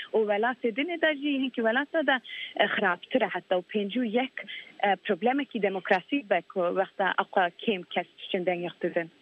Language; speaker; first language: Kurdish; early bilingual, heritage; Kurdish